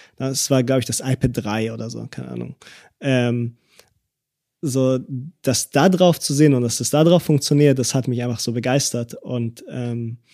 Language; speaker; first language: German; early bilingual, other home language; Hebrew